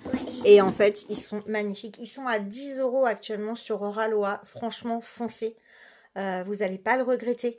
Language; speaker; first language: French; native; French